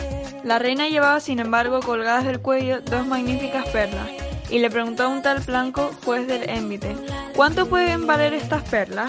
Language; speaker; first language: Spanish; native; Spanish